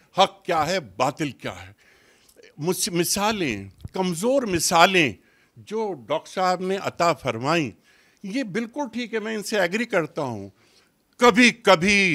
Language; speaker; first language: Urdu; native; Urdu